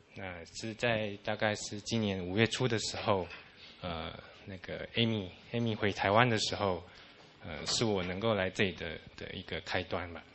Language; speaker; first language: Chinese; native; Chinese